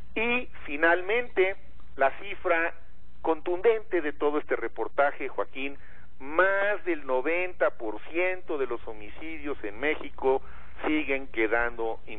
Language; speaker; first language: Spanish; native; Spanish